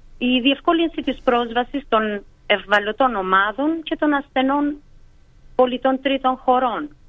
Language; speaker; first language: Greek; non-native, fluent; Albanian